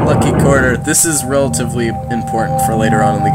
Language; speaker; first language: English; native; English